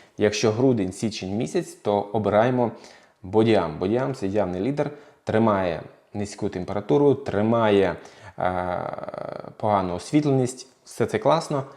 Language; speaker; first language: Ukrainian; non-native, local second language; Russian